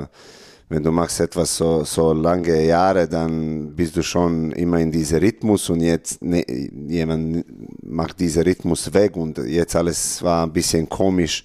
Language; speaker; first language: German; non-native, learner; Serbian